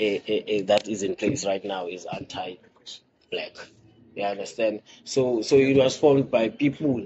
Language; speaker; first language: English; non-native, local second language; Xhosa